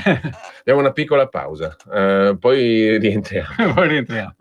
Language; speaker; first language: Italian; native; Italian